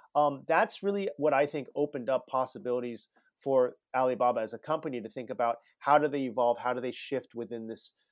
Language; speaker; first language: English; native; English